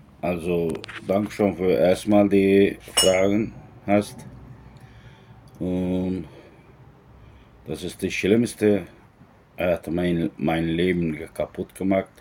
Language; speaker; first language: German; non-native, learner; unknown